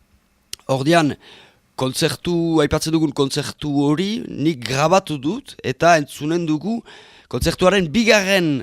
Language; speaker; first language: Basque; native; Basque